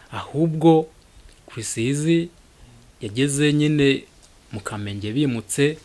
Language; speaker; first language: Kinyarwanda; early bilingual, heritage; Kinyarwanda